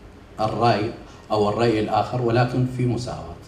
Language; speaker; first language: Arabic; native; Arabic